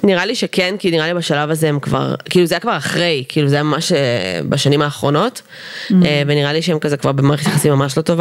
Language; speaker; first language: Hebrew; early bilingual, other home language; Russian